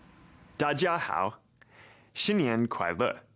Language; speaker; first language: Chinese; non-native, learner; English